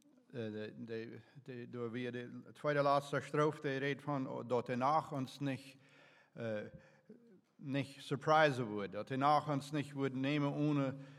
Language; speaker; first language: German; native; German